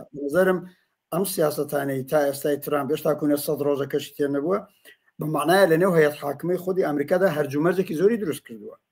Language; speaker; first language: Central Kurdish; native; Central Kurdish